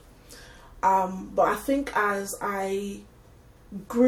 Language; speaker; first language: English; non-native, local second language; Yoruba